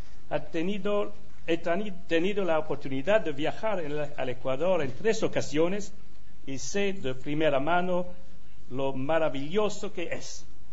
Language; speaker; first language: Spanish; non-native, learner; English